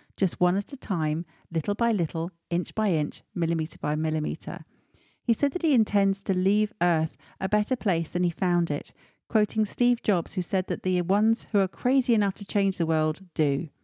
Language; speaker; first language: English; native; English